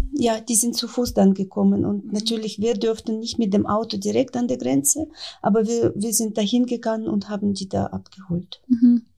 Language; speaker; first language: German; non-native, fluent; Ukrainian